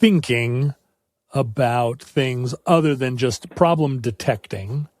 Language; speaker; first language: English; native; English